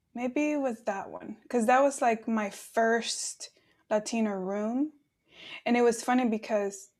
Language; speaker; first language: English; early bilingual, other home language; Spanish